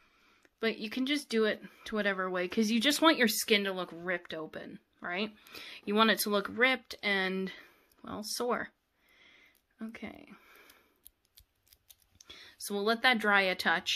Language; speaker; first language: English; native; English